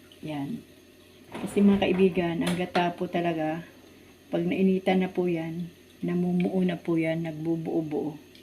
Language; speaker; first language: Filipino; native; Filipino